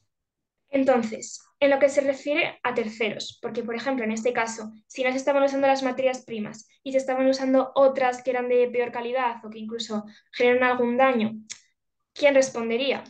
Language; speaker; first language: Spanish; native; Spanish